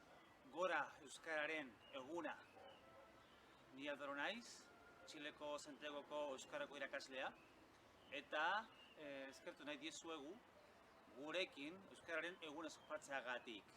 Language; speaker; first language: Basque; non-native, fluent; Spanish